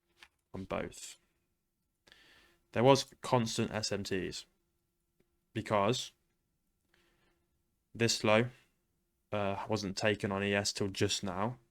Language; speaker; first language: English; native; English